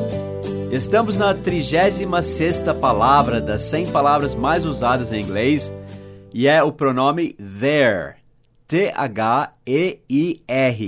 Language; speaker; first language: Portuguese; non-native, fluent; English